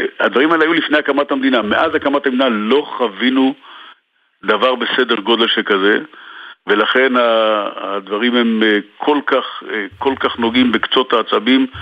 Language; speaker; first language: Hebrew; native; Hebrew